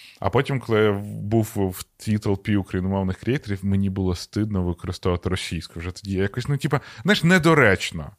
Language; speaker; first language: Ukrainian; non-native, local second language; Russian